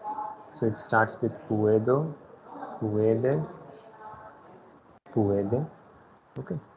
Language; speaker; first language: Spanish; non-native, fluent; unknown